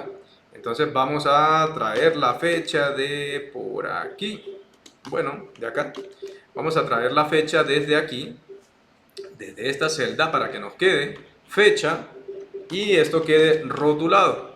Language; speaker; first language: Spanish; native; Spanish